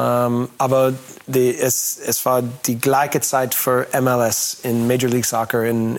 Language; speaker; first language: German; non-native, learner; English